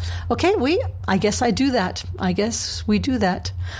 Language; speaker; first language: English; non-native, fluent; German